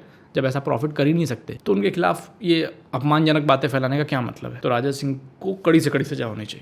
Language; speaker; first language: Hindi; native; Hindi